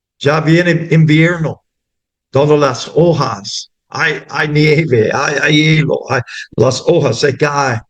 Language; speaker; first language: Spanish; non-native, fluent; English